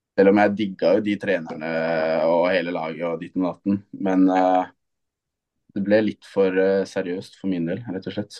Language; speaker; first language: Norwegian; native; Norwegian